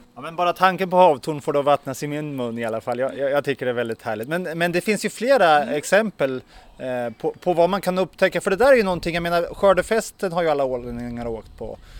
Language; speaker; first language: Swedish; native; Swedish